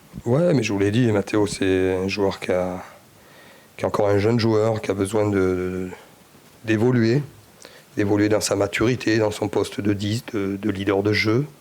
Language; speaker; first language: French; native; French